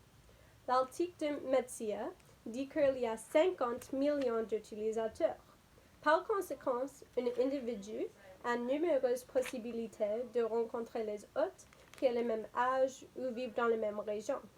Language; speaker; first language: French; non-native, learner; English